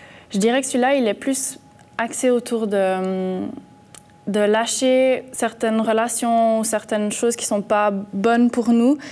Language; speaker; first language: French; early bilingual, heritage; French